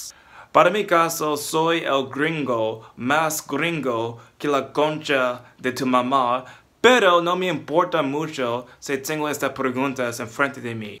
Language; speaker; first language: Spanish; non-native, fluent; English